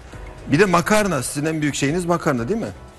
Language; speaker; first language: Turkish; native; Turkish